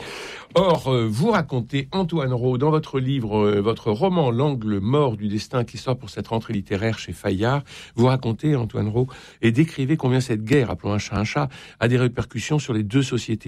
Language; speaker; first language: French; native; French